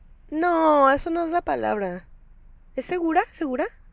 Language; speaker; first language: Spanish; early bilingual, heritage; Spanish